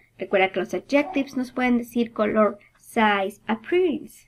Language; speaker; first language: Spanish; native; Spanish